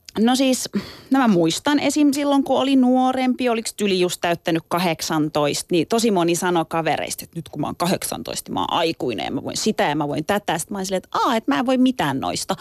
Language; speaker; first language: Finnish; early bilingual, other home language; Turkish